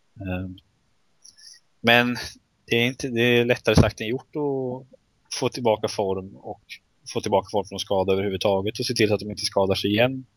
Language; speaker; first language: Swedish; native; Swedish